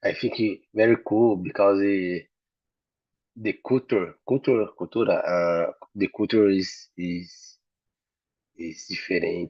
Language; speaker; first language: English; non-native, learner; Portuguese